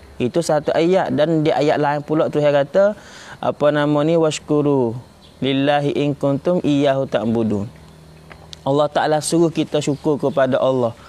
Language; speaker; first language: Malay; native; Malay